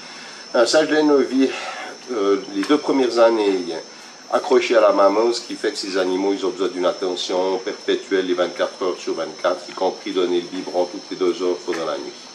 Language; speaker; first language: French; native; French